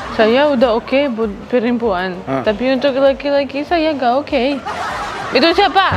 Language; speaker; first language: Indonesian; non-native, learner; Russian